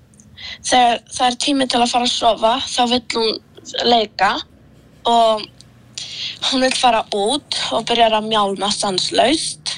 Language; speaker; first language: Icelandic; early bilingual, other home language; Polish